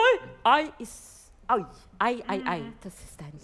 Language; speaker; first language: German; non-native, fluent; Bulgarian